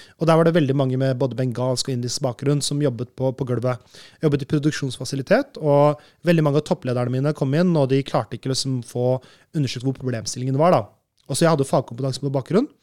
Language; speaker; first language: Norwegian; early bilingual, other home language; Urdu